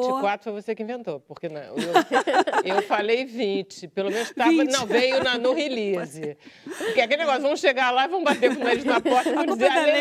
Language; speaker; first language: Portuguese; native; Portuguese